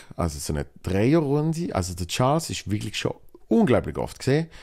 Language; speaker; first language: German; native; German